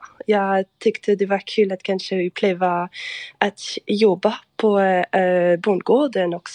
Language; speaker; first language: Swedish; non-native, fluent; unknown